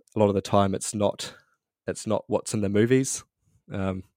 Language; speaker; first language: English; native; English